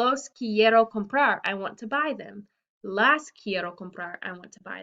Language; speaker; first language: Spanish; non-native, fluent; English